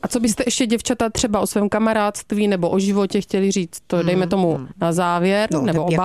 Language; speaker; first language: Czech; native; Czech